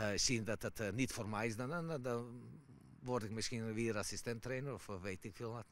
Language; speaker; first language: Dutch; non-native, fluent; Serbian